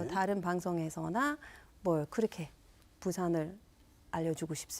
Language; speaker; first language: Korean; non-native, fluent; English